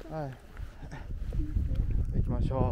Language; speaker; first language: Japanese; non-native, learner; Indonesian